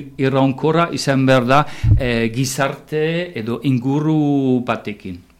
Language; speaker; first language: Basque; non-native, fluent; German